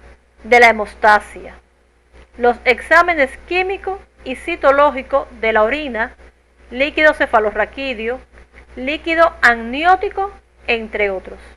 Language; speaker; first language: Spanish; native; Spanish